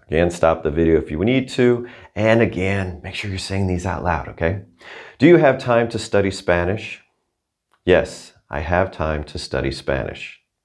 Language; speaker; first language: English; native; English